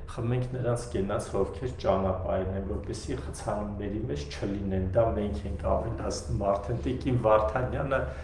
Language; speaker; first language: Armenian; native; Armenian